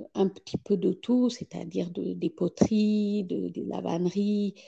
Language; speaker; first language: French; non-native, fluent; Amharic